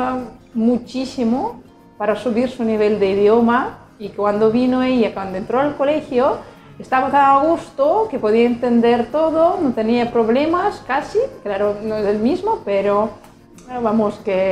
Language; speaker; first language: Spanish; non-native, fluent; Russian